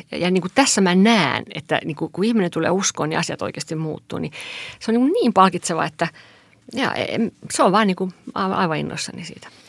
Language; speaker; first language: Finnish; non-native, local second language; Swedish